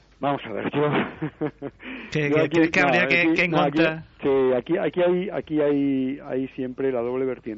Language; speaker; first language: Spanish; native; Spanish